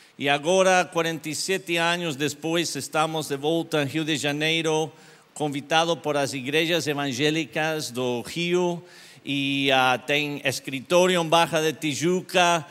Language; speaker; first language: Portuguese; non-native, learner; English